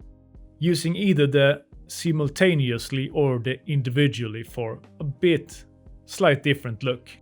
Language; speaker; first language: English; non-native, fluent; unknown